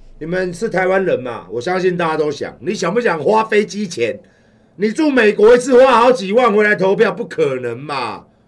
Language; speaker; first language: Chinese; native; Chinese